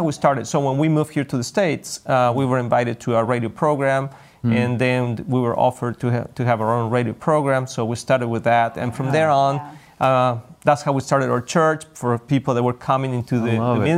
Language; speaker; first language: English; non-native, fluent; Spanish